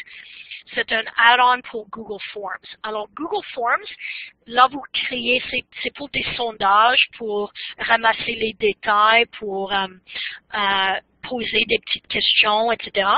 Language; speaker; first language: French; non-native, fluent; English